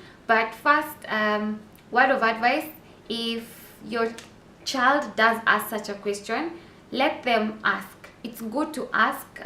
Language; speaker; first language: English; non-native, local second language; Swahili